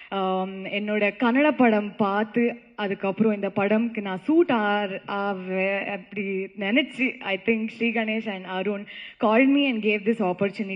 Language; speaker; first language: Tamil; non-native, learner; Kannada